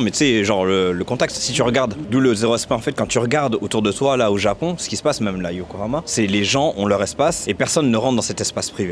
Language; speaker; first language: French; native; French